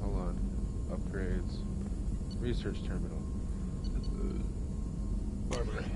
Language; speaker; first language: English; native; English